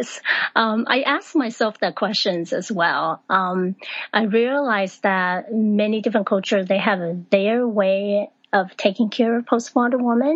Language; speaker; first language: English; non-native, fluent; Chinese